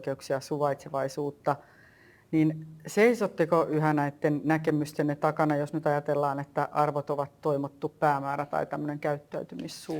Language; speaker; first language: Finnish; native; Finnish